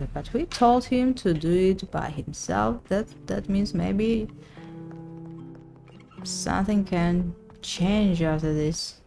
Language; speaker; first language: English; non-native, learner; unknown